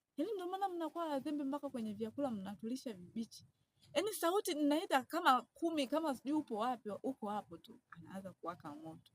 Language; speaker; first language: Swahili; native; Swahili